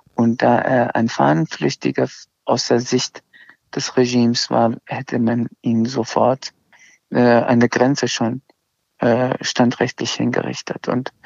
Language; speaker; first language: German; early bilingual, other home language; Azerbaijani